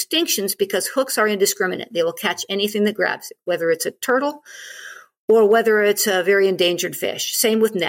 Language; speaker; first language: English; native; English